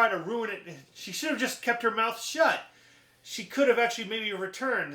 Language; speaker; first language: English; native; English